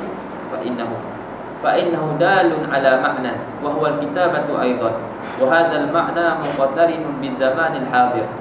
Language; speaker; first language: Arabic; non-native, fluent; Malay